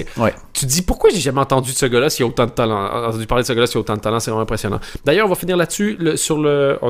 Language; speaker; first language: French; native; French